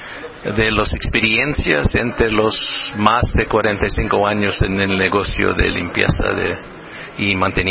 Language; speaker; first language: Spanish; non-native, fluent; English